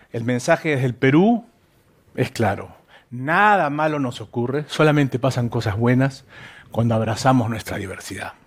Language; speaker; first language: Spanish; native; Spanish